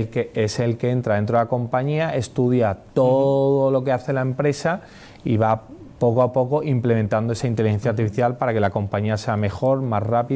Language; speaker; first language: Spanish; native; Spanish